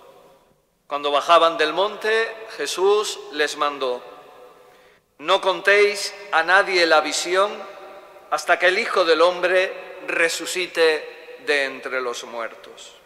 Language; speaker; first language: Spanish; native; Spanish